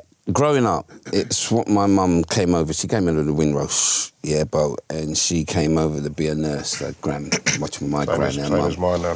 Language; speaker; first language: English; native; English